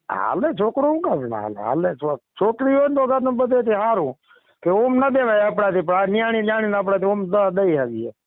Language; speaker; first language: Gujarati; native; Gujarati